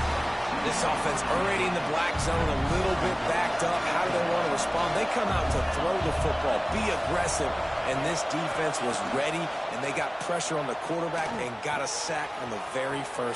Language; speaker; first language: English; native; English